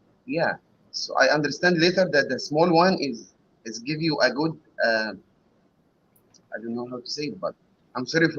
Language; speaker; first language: English; non-native, learner; Arabic